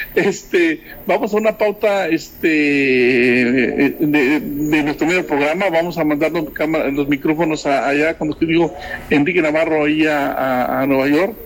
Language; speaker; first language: Spanish; native; Spanish